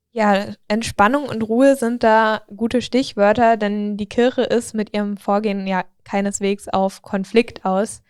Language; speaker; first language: German; native; German